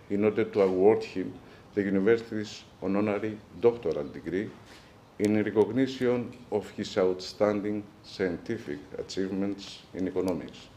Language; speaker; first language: English; non-native, fluent; Greek